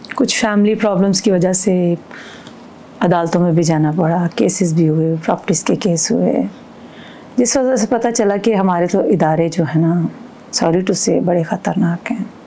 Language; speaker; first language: Urdu; non-native, local second language; Punjabi